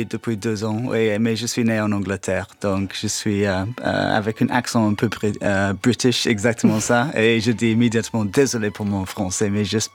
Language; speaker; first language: French; non-native, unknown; English